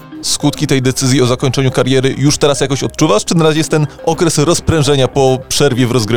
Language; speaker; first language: Polish; native; Polish